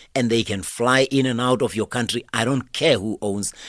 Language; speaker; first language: English; non-native, local second language; Northern Sotho